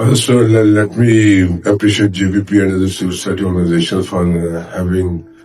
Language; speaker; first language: English; non-native, local second language; Urdu